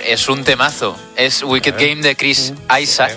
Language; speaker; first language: Spanish; non-native, local second language; Catalan